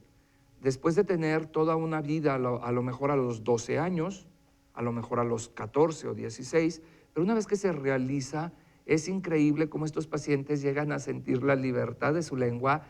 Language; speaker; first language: Spanish; native; Spanish